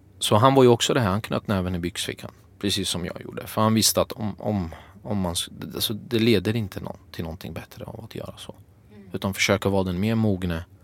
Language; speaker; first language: Swedish; early bilingual, other home language; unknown